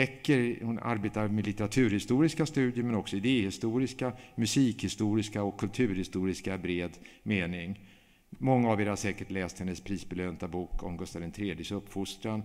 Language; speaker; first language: Swedish; native; Swedish